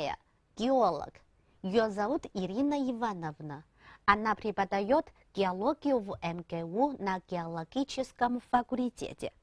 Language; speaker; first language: Russian; non-native, fluent; Chinese